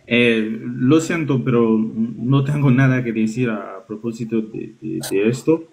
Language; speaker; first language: Spanish; non-native, learner; French